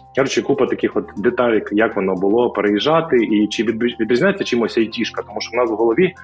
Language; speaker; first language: Ukrainian; non-native, local second language; Russian